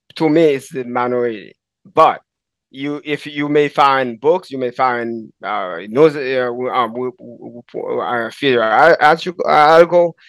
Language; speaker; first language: English; non-native, fluent; Haitian Creole